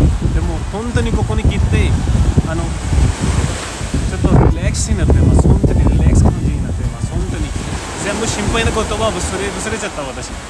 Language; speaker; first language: Japanese; non-native, learner; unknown